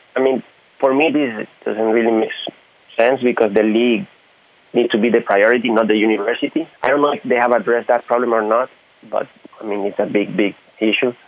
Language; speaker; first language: English; non-native, fluent; Spanish